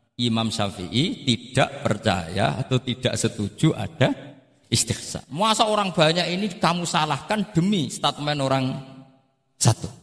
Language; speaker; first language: Indonesian; non-native, local second language; Javanese